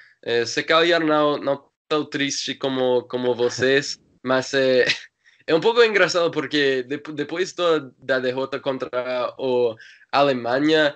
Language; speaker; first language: Portuguese; non-native, learner; English